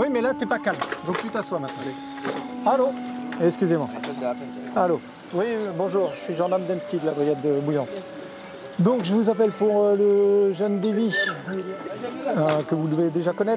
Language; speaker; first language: French; native; French